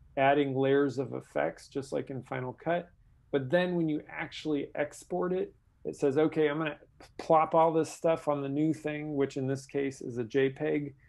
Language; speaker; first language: English; native; English